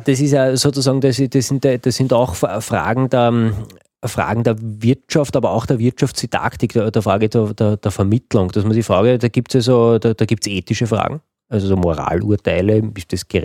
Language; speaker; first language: German; native; German